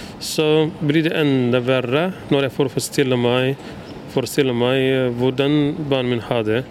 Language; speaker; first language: Norwegian; early bilingual, other home language; Somali